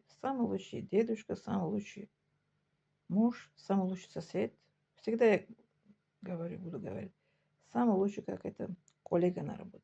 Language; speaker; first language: Russian; non-native, local second language; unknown